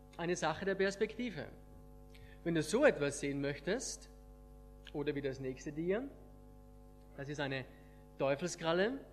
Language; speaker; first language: German; native; German